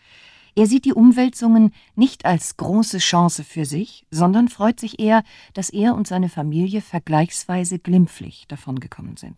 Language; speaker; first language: German; native; German